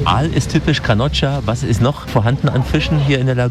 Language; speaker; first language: German; native; German